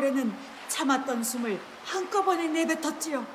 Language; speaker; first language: Korean; native; Korean